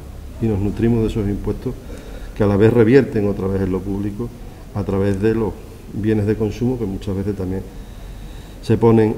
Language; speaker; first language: Spanish; native; Spanish